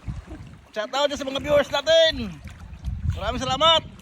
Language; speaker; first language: Filipino; non-native, local second language; Bikol